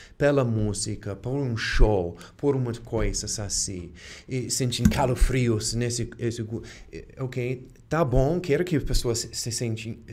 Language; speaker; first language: Portuguese; non-native, fluent; English